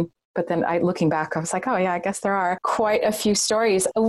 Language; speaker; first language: English; native; English